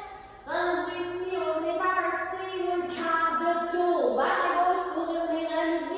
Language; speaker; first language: French; native; French